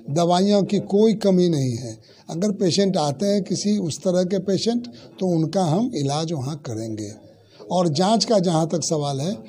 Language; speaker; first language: Hindi; native; Hindi